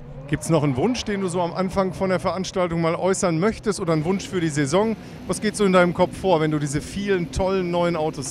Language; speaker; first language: German; native; German